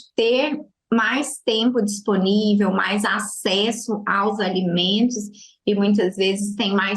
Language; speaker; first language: Portuguese; native; Portuguese